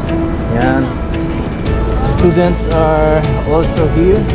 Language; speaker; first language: English; non-native, local second language; Filipino